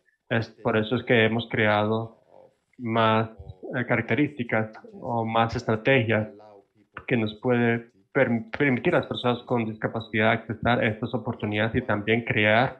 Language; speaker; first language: Spanish; non-native, fluent; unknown